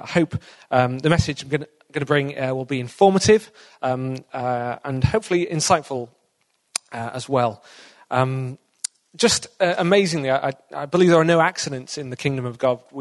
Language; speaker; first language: English; native; English